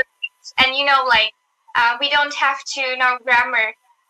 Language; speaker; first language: English; non-native, learner; Turkish